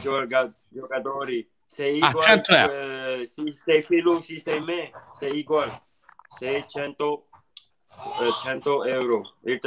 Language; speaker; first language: Italian; non-native, learner; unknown